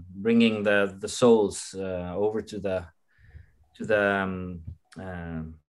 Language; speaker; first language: English; non-native, fluent; Norwegian